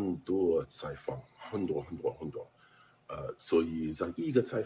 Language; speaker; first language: Chinese; non-native, learner; English